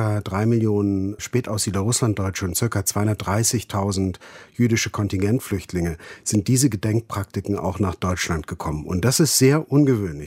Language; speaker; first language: German; native; German